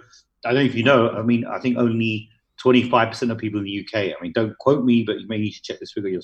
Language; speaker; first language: English; native; English